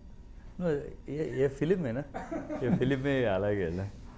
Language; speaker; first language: Hindi; non-native, local second language; Tamil